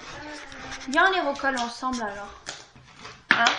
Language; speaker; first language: French; native; French